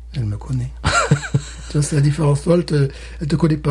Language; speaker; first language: French; native; French